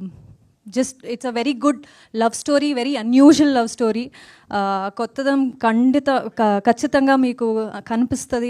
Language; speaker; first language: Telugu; non-native, fluent; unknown